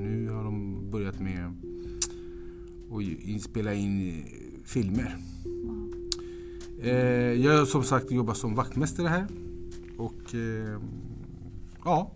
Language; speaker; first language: Swedish; non-native, fluent; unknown